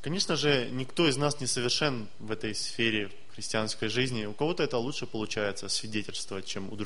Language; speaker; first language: Russian; native; Russian